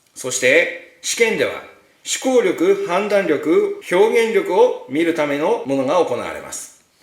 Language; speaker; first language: Japanese; native; Japanese